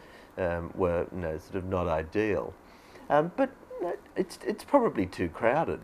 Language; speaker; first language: English; native; English